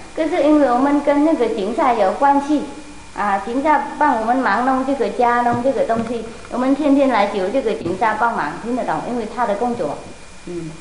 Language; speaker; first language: Chinese; non-native, fluent; Vietnamese